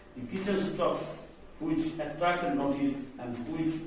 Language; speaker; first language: English; non-native, local second language; Bangla